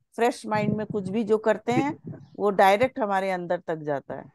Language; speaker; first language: Hindi; non-native, local second language; Bangla